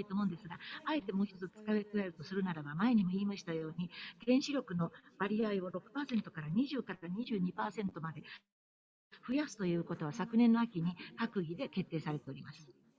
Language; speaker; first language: Japanese; native; Japanese